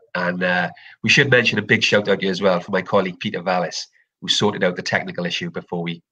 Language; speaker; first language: English; native; English